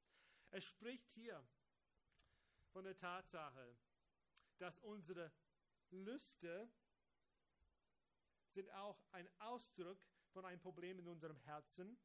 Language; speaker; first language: German; non-native, fluent; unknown